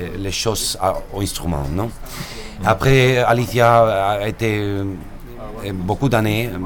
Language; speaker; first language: French; non-native, learner; Spanish